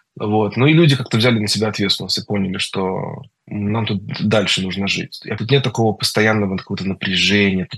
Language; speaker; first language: Russian; early bilingual, heritage; Russian